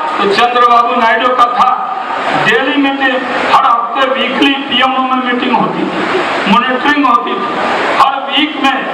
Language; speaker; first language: Hindi; native; Hindi